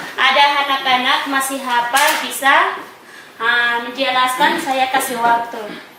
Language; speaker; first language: Indonesian; non-native, local second language; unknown